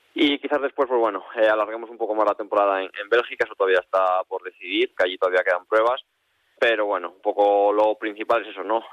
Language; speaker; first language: Spanish; native; Spanish